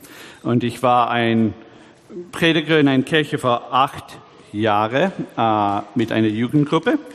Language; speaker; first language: German; early bilingual, heritage; German